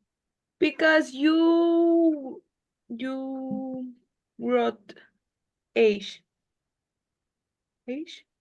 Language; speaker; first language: English; non-native, learner; Spanish